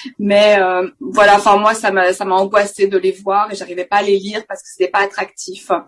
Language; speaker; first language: French; native; French